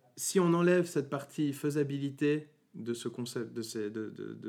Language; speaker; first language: French; native; French